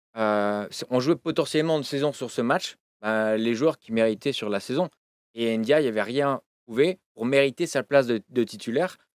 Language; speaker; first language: French; native; French